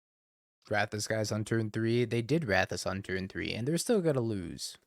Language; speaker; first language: English; native; English